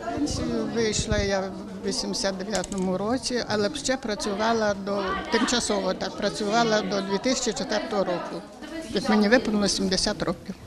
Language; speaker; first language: Ukrainian; native; Ukrainian